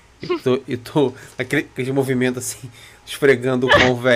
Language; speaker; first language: Portuguese; native; Portuguese